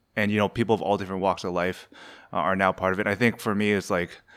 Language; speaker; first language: English; native; English